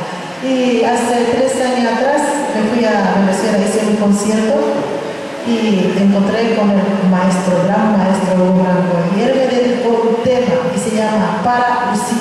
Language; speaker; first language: Spanish; non-native, fluent; Japanese